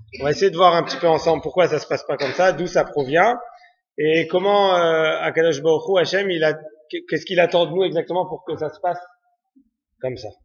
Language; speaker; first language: French; native; French